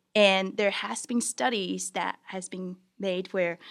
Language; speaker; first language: English; early bilingual, other home language; Chinese